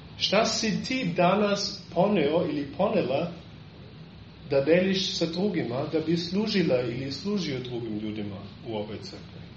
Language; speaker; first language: Serbian; non-native, fluent; German